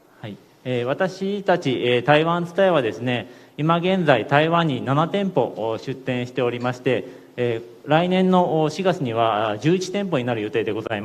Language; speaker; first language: Japanese; native; Japanese